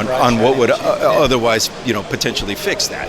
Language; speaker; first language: English; native; English